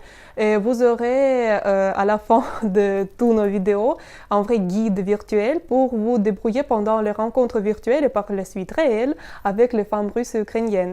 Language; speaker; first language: French; non-native, fluent; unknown